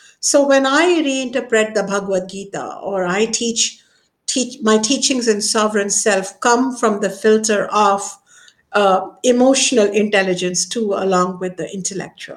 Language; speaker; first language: English; non-native, local second language; Hindi